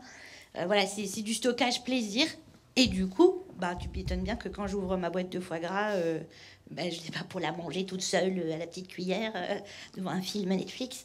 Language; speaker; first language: French; native; French